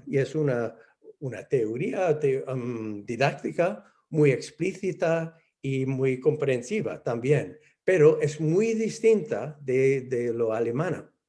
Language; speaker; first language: Spanish; non-native, fluent; English